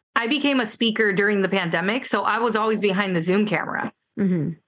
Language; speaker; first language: English; early bilingual, other home language; Spanish